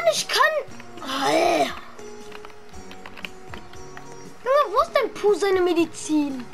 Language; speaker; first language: German; native; German